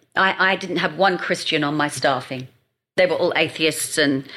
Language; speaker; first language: English; native; English